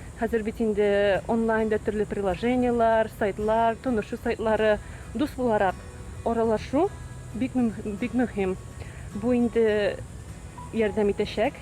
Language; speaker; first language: Tatar; native; Tatar